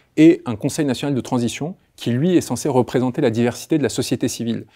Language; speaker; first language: French; early bilingual, other home language; Spanish